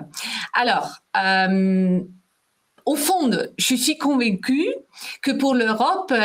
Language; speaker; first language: French; non-native, fluent; German